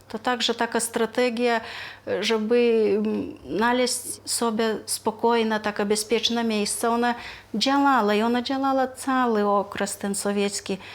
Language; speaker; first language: Polish; non-native, fluent; Lithuanian